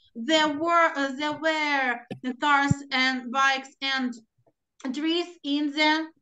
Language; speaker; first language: English; non-native, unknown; Ukrainian